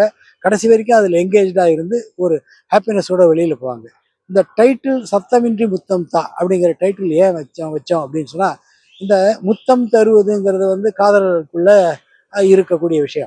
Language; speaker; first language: Tamil; native; Tamil